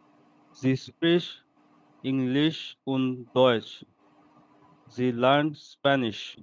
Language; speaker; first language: German; non-native, learner; Bangla